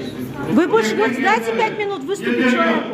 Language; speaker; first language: Russian; non-native, local second language; Kazakh